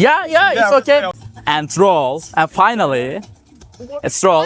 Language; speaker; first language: English; non-native, learner; Turkish